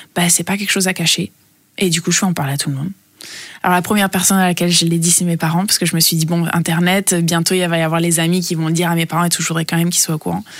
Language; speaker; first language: French; early bilingual, heritage; Italian